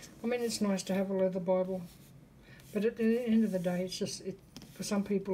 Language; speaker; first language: English; native; English